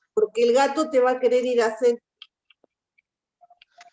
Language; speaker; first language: Spanish; native; Spanish